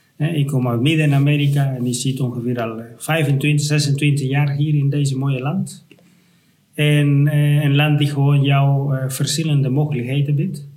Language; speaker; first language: Dutch; non-native, fluent; Spanish